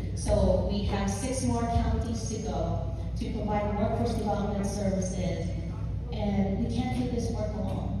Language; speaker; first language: English; native; English